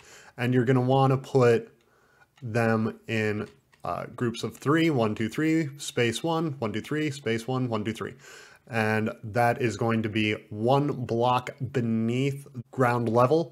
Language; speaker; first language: English; native; English